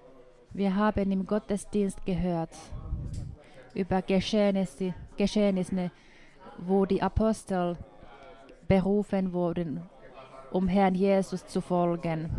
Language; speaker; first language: German; non-native, fluent; Finnish